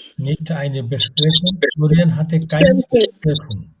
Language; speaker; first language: German; non-native, fluent; Bangla